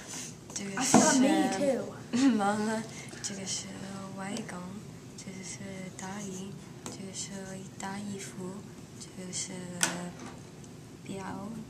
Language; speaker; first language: Chinese; non-native, learner; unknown